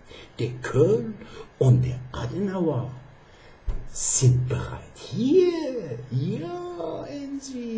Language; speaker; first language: German; non-native, fluent; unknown